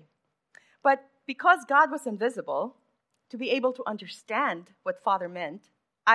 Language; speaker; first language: English; non-native, local second language; Filipino